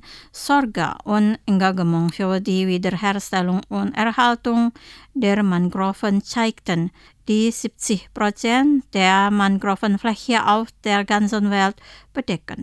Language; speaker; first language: German; non-native, fluent; Indonesian